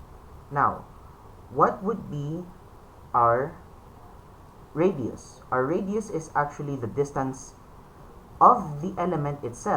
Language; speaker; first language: English; non-native, local second language; Filipino